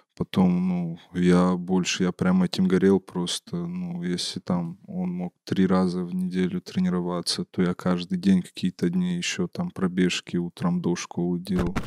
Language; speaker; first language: Russian; native; Russian